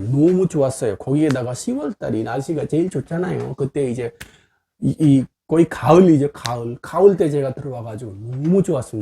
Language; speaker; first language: Korean; non-native, fluent; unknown